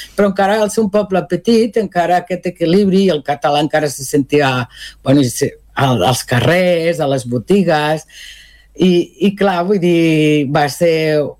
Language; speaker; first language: Catalan; non-native, local second language; Spanish